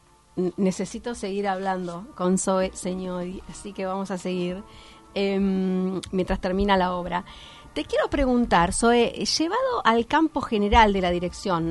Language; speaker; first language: Spanish; native; Spanish